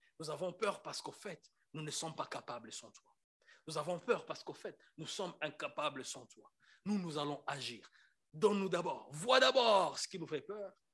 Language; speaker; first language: French; non-native, local second language; Lingala